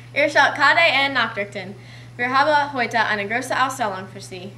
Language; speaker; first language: German; non-native, learner; English